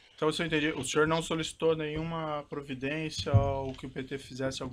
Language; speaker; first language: Portuguese; native; Portuguese